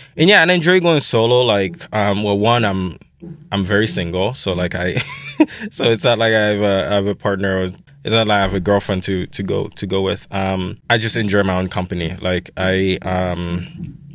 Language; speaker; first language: English; non-native, fluent; Haitian Creole